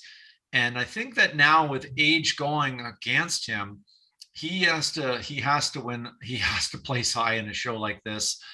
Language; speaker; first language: English; native; English